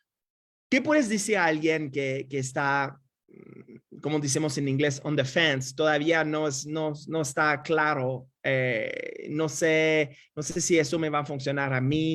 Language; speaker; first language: Spanish; non-native, fluent; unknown